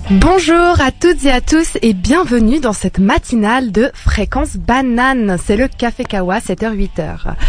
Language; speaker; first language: French; early bilingual, other home language; Italian